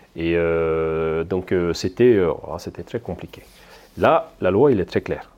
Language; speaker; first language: French; non-native, fluent; Hungarian